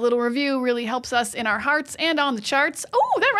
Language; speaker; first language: English; native; English